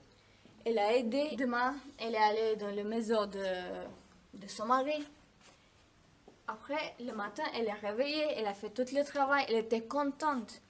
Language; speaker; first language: French; non-native, learner; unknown